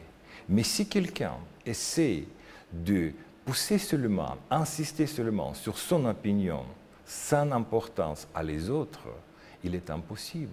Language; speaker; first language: French; non-native, learner; Russian